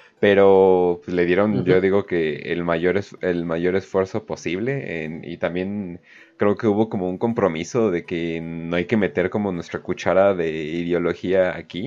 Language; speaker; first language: Spanish; native; Spanish